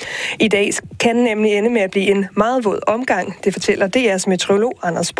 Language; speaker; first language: Danish; native; Danish